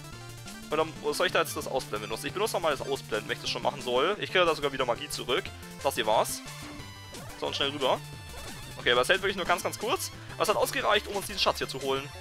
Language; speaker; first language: German; native; German